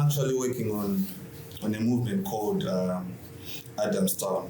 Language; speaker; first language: English; non-native, local second language; Shona